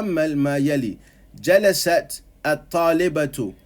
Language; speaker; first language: Arabic; non-native, fluent; English